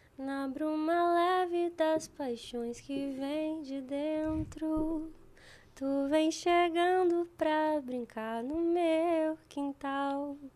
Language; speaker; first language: Portuguese; native; Portuguese